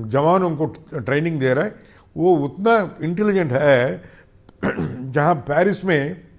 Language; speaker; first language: Hindi; non-native, local second language; Telugu